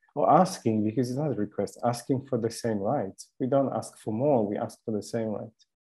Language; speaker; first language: English; non-native, fluent; Polish